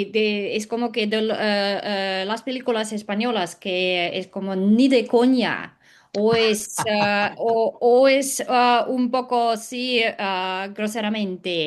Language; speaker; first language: Spanish; non-native, learner; Russian